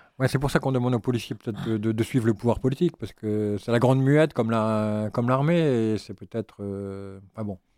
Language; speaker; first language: French; native; French